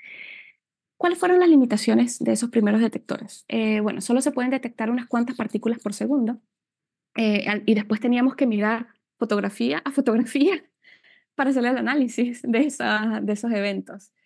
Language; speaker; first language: Spanish; native; Spanish